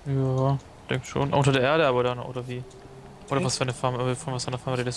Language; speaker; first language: German; native; German